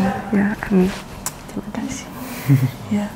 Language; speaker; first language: Indonesian; non-native, learner; Chinese